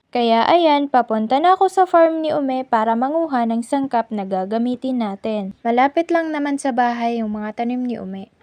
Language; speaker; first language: Filipino; non-native, local second language; Maranao